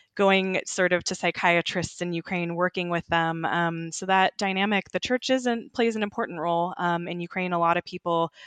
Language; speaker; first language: English; early bilingual, other home language; Ukrainian